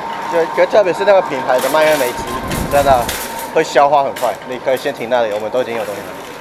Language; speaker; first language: Chinese; native; Chinese